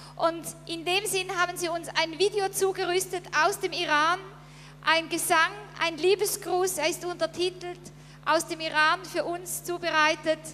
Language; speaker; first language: German; native; German